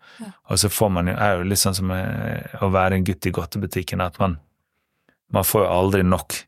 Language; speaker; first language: Norwegian; native; Norwegian